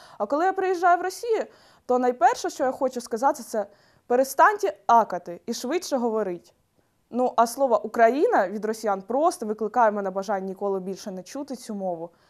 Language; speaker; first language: Ukrainian; non-native, local second language; Russian